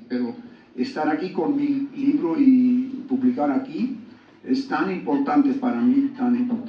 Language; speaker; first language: Spanish; non-native, learner; Georgian